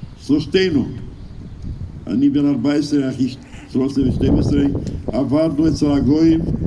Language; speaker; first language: Hebrew; non-native, fluent; Romanian